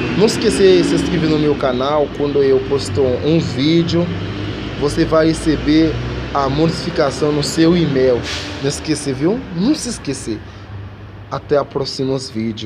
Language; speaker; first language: Portuguese; non-native, learner; Haitian Creole